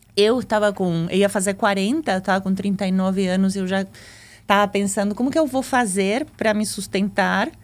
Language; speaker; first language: Portuguese; non-native, fluent; Spanish